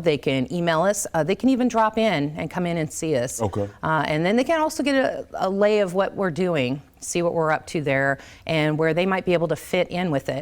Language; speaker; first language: English; native; English